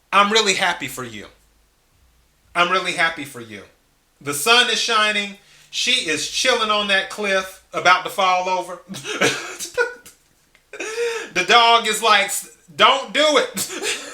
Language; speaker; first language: English; native; English